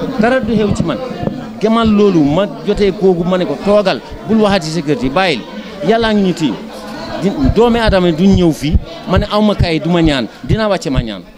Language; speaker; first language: Wolof; non-native, local second language; Fula